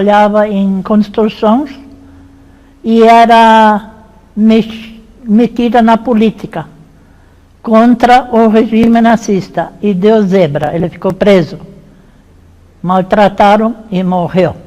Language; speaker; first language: Portuguese; early bilingual, other home language; German